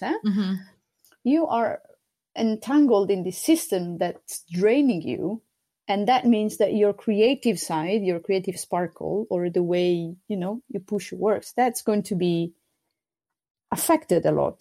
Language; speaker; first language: English; non-native, fluent; Sardinian